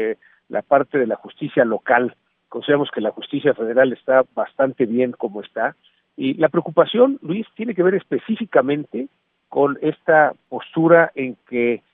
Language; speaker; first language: Spanish; native; Spanish